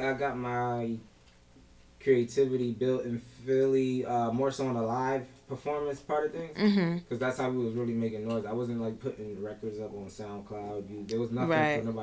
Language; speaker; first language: English; early bilingual, other home language; Lingala